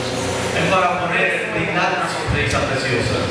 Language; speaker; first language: Spanish; native; Spanish